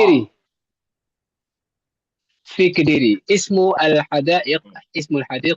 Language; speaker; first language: Arabic; non-native, fluent; Indonesian